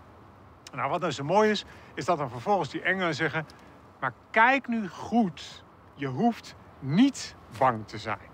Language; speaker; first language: Dutch; native; Dutch